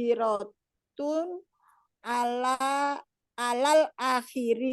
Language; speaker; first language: Arabic; non-native, learner; Indonesian